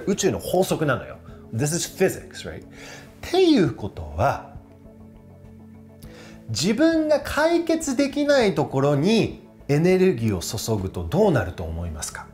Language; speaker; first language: Japanese; non-native, fluent; English